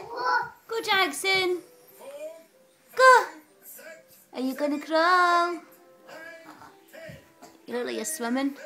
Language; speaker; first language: English; native; English